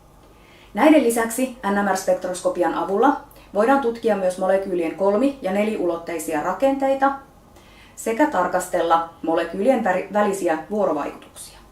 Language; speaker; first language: Finnish; native; Finnish